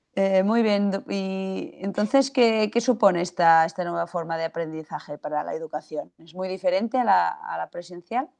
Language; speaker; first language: Spanish; non-native, local second language; Catalan